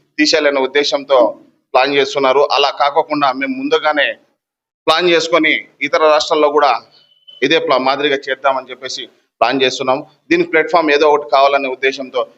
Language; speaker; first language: Telugu; non-native, local second language; Lambadi